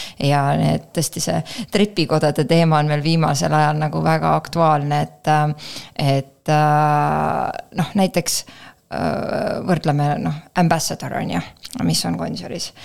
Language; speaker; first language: Estonian; native; Estonian